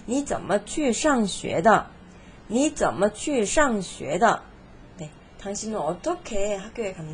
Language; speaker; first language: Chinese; non-native, fluent; Korean